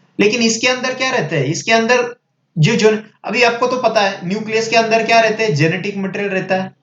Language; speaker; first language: Hindi; non-native, local second language; Marathi